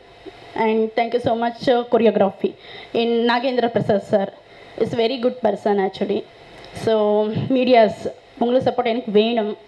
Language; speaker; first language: Tamil; non-native, learner; Kannada